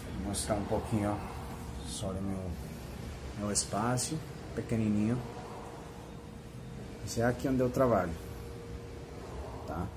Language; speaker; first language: Portuguese; non-native, fluent; Spanish